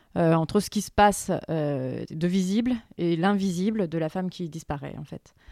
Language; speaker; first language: French; native; French